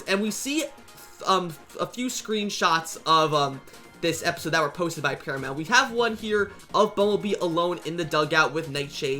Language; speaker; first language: English; native; English